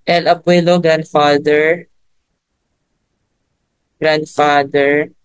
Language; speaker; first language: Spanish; non-native, learner; Filipino